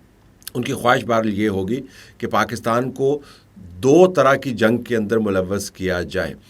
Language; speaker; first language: Urdu; native; Urdu